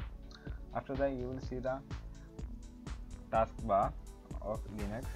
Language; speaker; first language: English; non-native, fluent; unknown